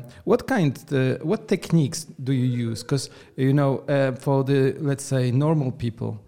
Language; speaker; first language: English; non-native, fluent; Polish